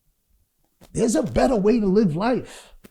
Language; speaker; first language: English; native; English